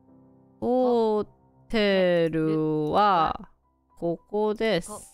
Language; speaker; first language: Japanese; non-native, learner; Korean